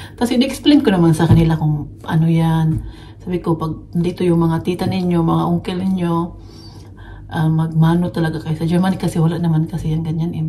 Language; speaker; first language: Filipino; non-native, local second language; Cebuano